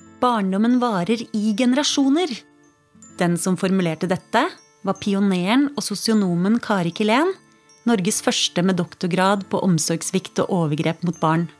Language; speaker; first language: Norwegian; native; Norwegian